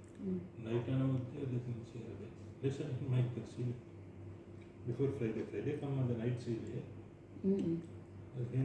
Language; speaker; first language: Arabic; non-native, learner; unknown